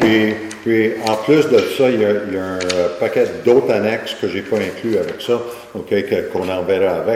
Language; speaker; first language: French; native; French